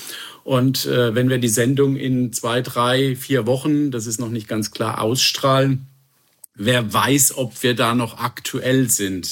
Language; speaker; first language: German; native; German